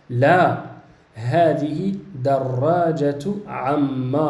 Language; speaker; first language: Arabic; non-native, fluent; French